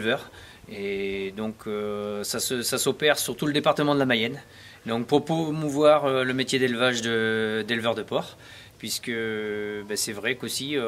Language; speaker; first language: French; native; French